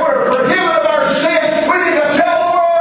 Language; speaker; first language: English; native; English